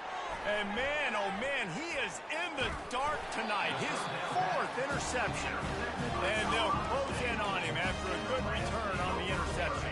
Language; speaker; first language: English; native; English